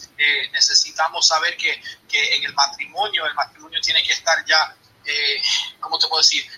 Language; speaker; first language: Spanish; early bilingual, heritage; Spanish